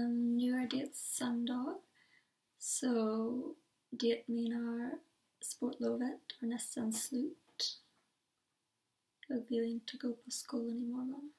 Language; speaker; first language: Swedish; non-native, learner; English